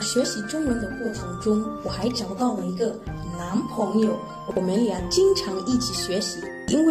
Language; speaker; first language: Chinese; non-native, learner; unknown